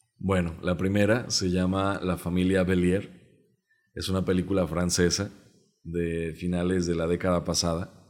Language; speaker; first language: Spanish; non-native, local second language; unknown